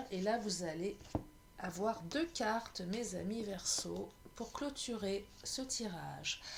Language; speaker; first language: French; native; French